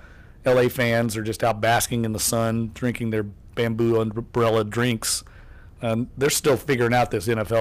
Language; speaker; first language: English; native; English